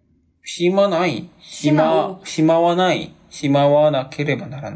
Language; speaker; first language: Japanese; non-native, learner; Korean